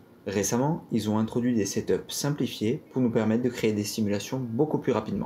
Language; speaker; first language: French; native; French